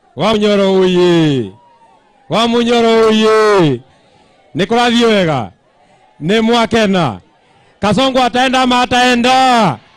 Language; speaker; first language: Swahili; non-native, local second language; Kikuyu